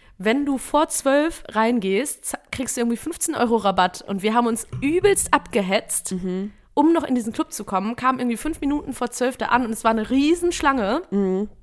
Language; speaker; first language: German; early bilingual, other home language; Vietnamese